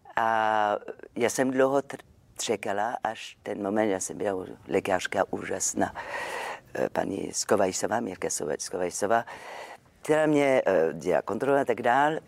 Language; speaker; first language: Czech; non-native, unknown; French